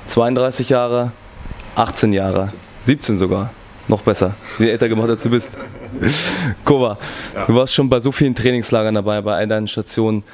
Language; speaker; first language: German; native; German